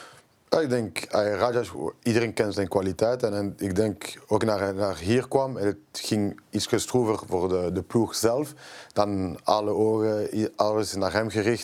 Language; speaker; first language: Dutch; non-native, local second language; French